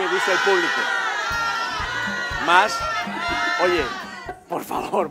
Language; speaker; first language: Spanish; native; Spanish